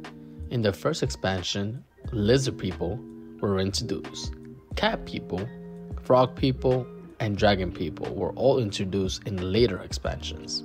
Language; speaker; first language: English; native; English